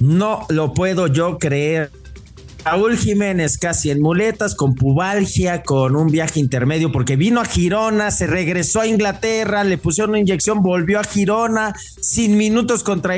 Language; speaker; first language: Spanish; native; Spanish